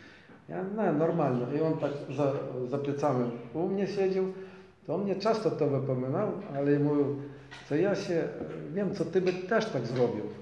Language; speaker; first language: Polish; non-native, learner; Ukrainian